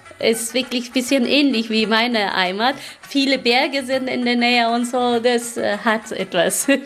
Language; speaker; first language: German; non-native, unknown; Persian